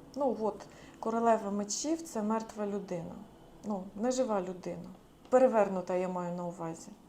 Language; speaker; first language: Ukrainian; non-native, local second language; Russian